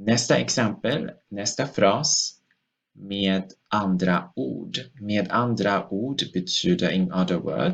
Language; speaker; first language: Swedish; non-native, fluent; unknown